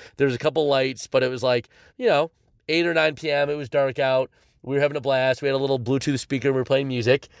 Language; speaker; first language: English; native; English